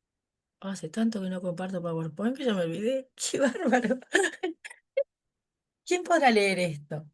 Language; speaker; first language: Spanish; native; Spanish